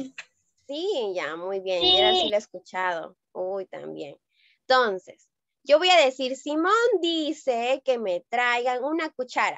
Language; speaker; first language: Spanish; native; Spanish